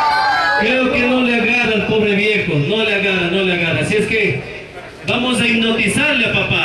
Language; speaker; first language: Spanish; native; Spanish